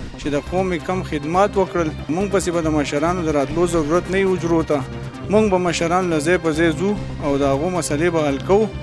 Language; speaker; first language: Pashto; native; Pashto